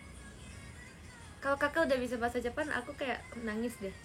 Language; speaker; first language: Indonesian; native; Indonesian